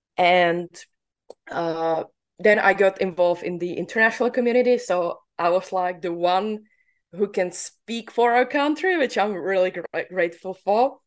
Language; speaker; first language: English; non-native, fluent; Czech